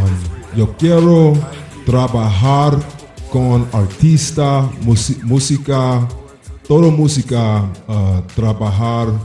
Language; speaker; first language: Spanish; non-native, learner; English